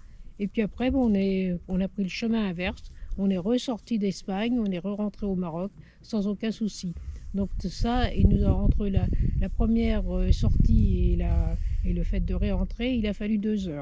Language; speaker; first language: French; native; French